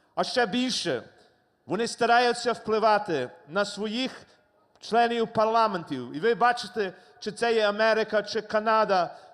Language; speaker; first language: Ukrainian; native; Ukrainian